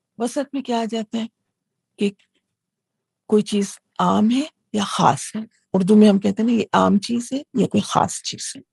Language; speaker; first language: Urdu; native; Urdu